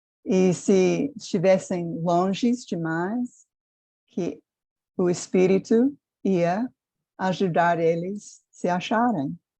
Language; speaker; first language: Portuguese; non-native, fluent; English